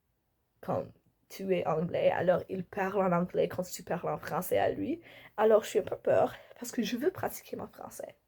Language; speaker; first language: French; non-native, learner; English